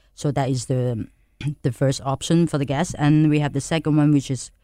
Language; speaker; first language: English; non-native, local second language; Cantonese